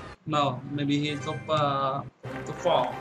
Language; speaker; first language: English; non-native, learner; Vietnamese